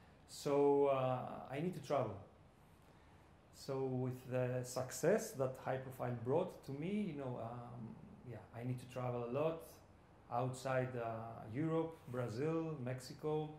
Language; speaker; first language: English; non-native, fluent; Greek